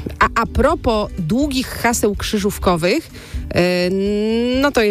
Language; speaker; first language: Polish; native; Polish